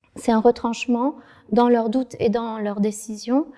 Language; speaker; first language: French; non-native, fluent; Vietnamese